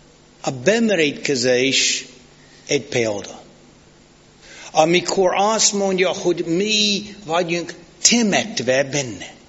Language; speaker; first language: Hungarian; non-native, fluent; English